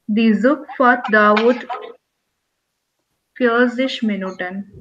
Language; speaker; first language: German; non-native, learner; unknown